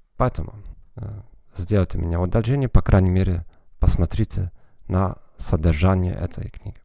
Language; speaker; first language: Russian; non-native, fluent; German